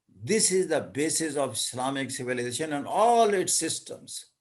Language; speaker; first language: English; non-native, local second language; Urdu